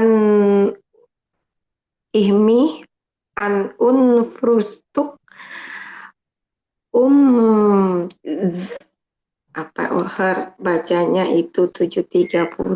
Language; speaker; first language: German; non-native, learner; Indonesian